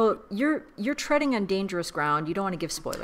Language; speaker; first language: English; native; English